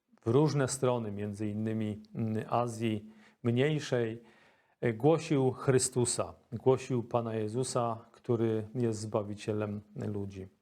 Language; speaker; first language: Polish; native; Polish